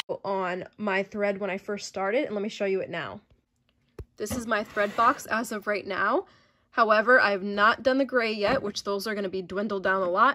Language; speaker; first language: English; native; English